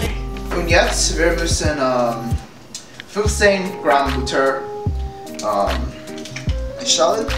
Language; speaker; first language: German; non-native, learner; English